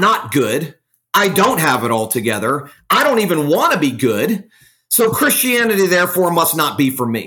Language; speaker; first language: English; native; English